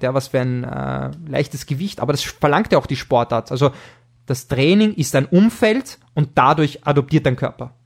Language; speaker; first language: German; native; German